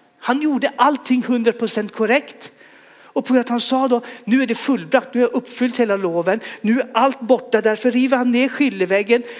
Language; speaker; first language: Swedish; native; Swedish